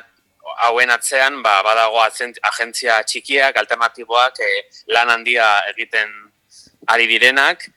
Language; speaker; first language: Basque; non-native, local second language; Spanish